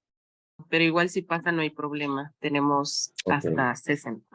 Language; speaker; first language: Spanish; native; Spanish